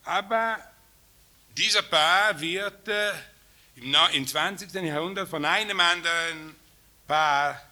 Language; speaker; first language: German; non-native, learner; Italian